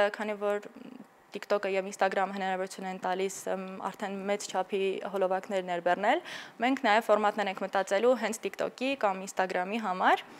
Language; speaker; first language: Armenian; native; Armenian